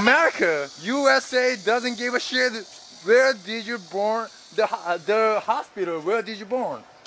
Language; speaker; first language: English; non-native, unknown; Korean